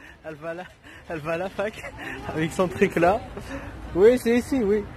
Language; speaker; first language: French; native; French